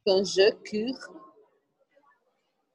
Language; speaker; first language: French; non-native, learner; Portuguese